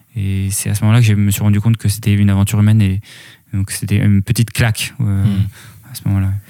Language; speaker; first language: French; native; French